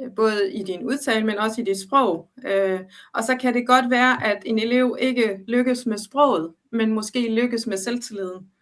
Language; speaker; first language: Danish; early bilingual, other home language; Arabic